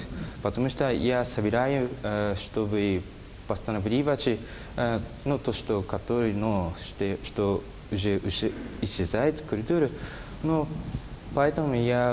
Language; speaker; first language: Russian; non-native, learner; Japanese